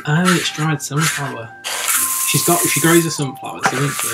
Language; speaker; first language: English; native; English